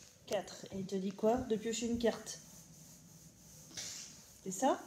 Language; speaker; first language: French; native; French